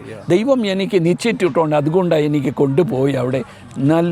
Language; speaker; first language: Malayalam; early bilingual, heritage; Malayalam